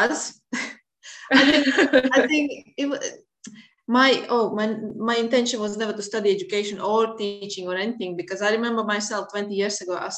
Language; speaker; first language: English; non-native, fluent; Latvian